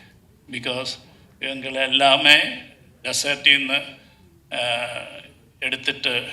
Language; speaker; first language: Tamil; non-native, learner; Malayalam